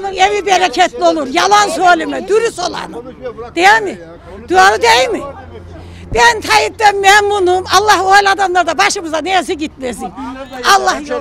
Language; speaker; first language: Turkish; native; Turkish